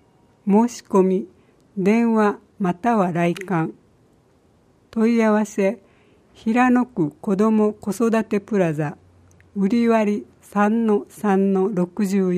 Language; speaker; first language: Japanese; native; Japanese